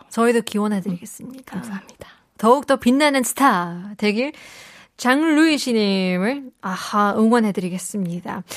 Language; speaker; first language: Korean; native; Korean